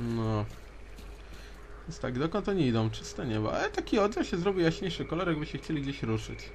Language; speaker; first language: Polish; native; Polish